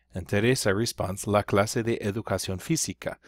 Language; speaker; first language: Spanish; non-native, fluent; English